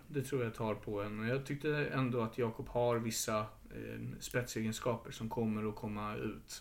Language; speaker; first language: Swedish; native; Swedish